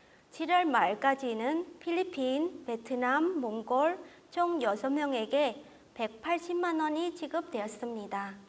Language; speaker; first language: Korean; non-native, fluent; Vietnamese